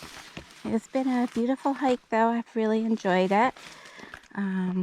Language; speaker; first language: English; native; English